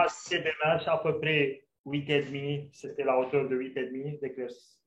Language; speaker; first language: French; non-native, local second language; Arabic